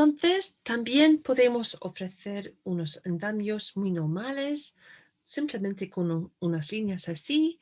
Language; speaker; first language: Spanish; non-native, fluent; English